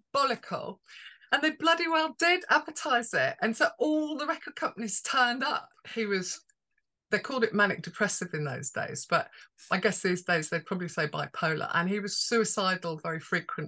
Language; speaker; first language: English; native; English